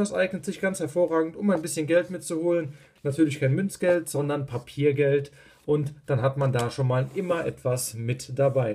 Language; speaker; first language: German; native; German